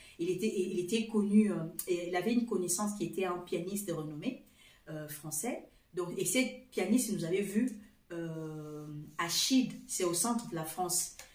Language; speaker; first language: French; non-native, fluent; Portuguese